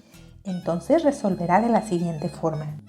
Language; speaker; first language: Spanish; native; Spanish